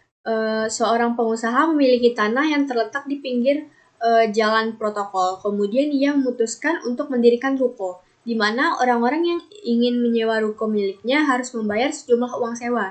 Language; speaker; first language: Indonesian; native; Indonesian